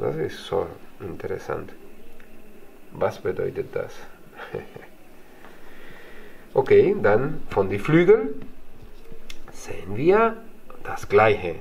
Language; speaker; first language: German; non-native, fluent; Spanish